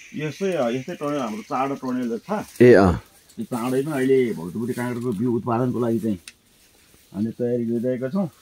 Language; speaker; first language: Nepali; native; Nepali